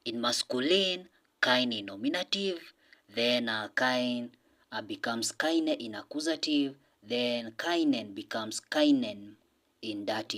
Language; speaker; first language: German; non-native, learner; English